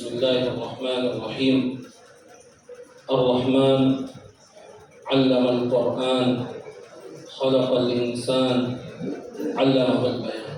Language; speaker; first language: Arabic; non-native, fluent; Urdu